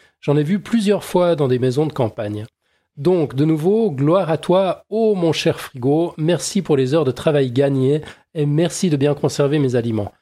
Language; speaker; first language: French; native; French